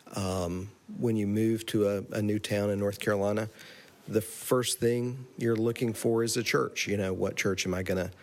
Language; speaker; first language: English; native; English